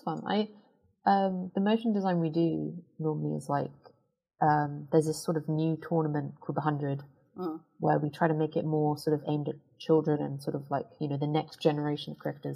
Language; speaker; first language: English; native; English